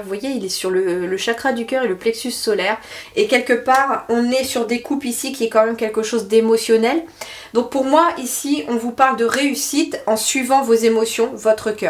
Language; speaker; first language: French; native; French